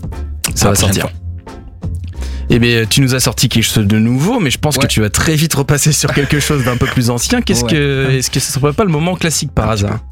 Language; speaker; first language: French; native; French